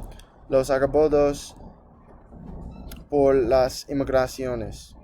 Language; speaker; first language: Spanish; non-native, learner; English